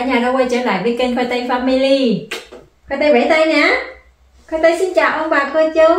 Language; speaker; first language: Vietnamese; native; Vietnamese